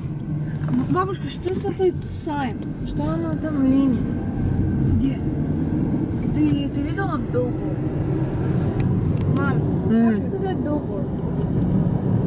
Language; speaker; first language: Russian; early bilingual, heritage; Russian